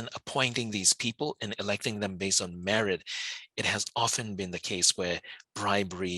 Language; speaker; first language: English; non-native, fluent; Burmese